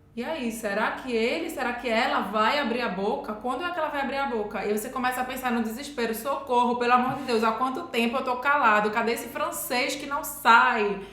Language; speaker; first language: Portuguese; native; Portuguese